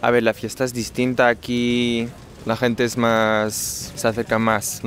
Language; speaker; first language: Spanish; non-native, fluent; French